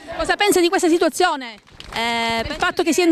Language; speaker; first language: Italian; native; Italian